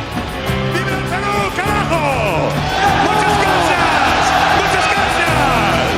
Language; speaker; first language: Spanish; non-native, learner; English